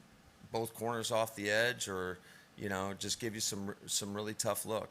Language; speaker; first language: English; native; English